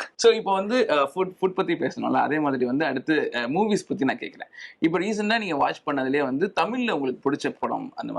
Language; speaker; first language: Tamil; native; Tamil